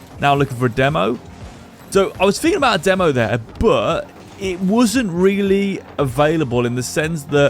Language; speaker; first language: English; native; English